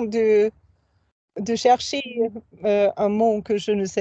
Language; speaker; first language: French; non-native, fluent; German